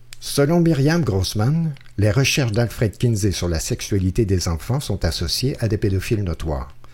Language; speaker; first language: French; native; French